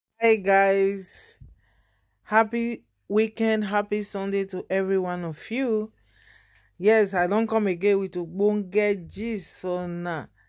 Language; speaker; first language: Nigerian Pidgin; native; Nigerian Pidgin